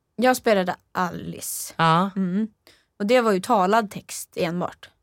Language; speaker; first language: Swedish; non-native, fluent; Norwegian